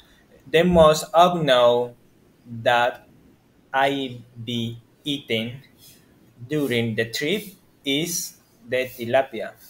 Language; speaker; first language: English; non-native, learner; Spanish